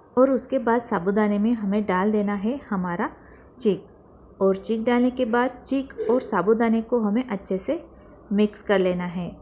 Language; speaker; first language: Hindi; non-native, local second language; Marathi